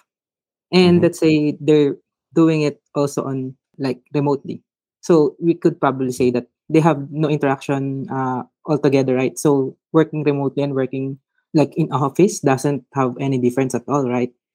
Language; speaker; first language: English; non-native, local second language; Filipino